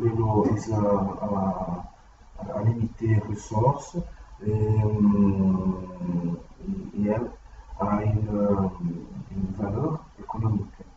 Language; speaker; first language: French; non-native, learner; Portuguese